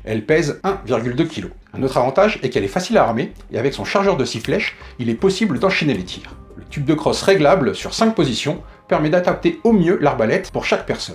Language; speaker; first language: French; native; French